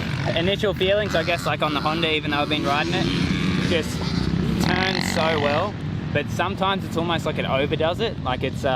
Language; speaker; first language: English; native; English